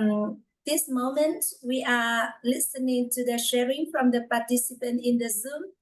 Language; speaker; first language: English; non-native, fluent; Vietnamese